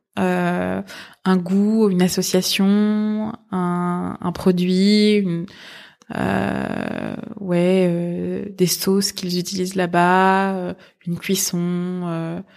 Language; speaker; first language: French; early bilingual, other home language; Persian